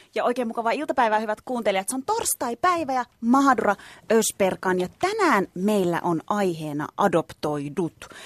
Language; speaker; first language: Finnish; early bilingual, other home language; Turkish